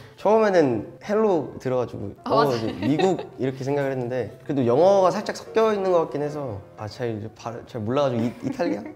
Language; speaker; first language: Korean; native; Korean